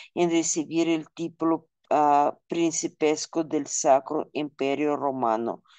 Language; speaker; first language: Spanish; non-native, fluent; Russian